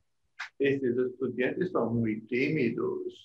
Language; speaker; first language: Portuguese; non-native, learner; Spanish